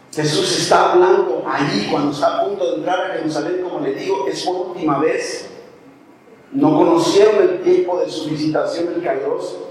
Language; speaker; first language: Spanish; native; Spanish